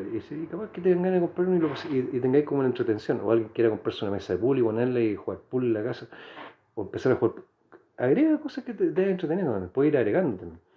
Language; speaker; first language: Spanish; native; Spanish